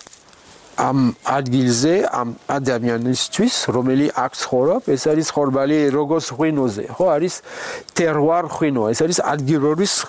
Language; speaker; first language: Georgian; non-native, learner; French